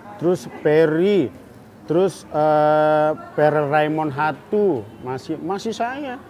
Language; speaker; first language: Indonesian; native; Indonesian